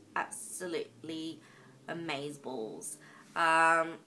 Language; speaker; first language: English; native; English